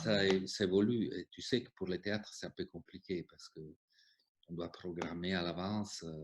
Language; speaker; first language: French; non-native, fluent; Italian